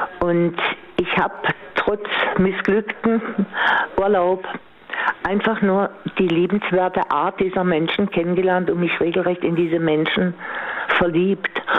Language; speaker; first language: German; native; German